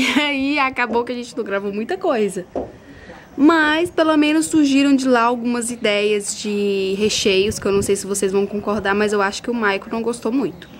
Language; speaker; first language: Portuguese; native; Portuguese